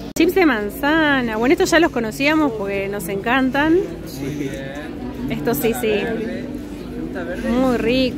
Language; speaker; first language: Spanish; native; Spanish